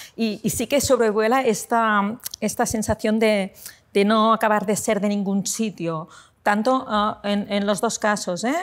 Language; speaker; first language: Spanish; non-native, local second language; Catalan